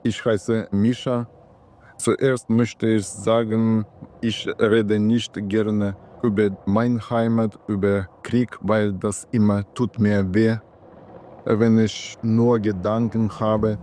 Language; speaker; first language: German; non-native, learner; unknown